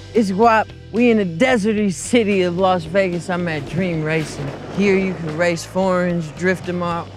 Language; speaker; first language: English; native; English